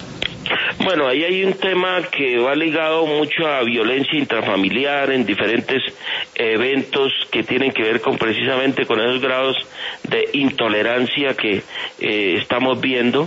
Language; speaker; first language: Spanish; native; Spanish